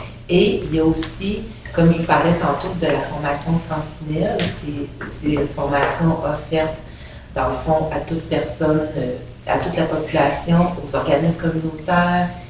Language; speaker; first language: French; native; French